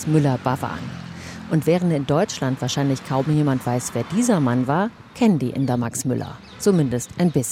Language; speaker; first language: German; native; German